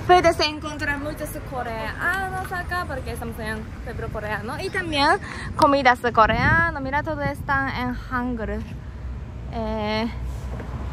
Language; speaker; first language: Spanish; non-native, learner; Japanese